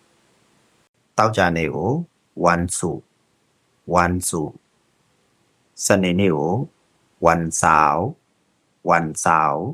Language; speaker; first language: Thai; non-native, fluent; Burmese